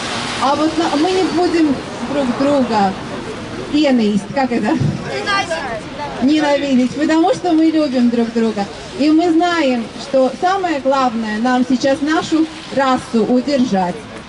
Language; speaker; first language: Russian; non-native, local second language; Latvian